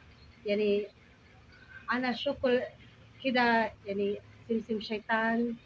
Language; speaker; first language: Arabic; non-native, learner; Filipino